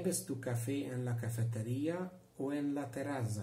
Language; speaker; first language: Spanish; non-native, learner; Hungarian